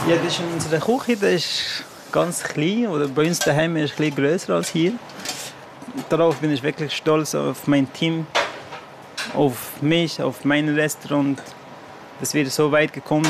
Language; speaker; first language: German; non-native, learner; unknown